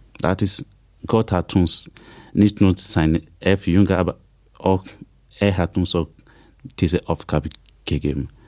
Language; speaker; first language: German; non-native, learner; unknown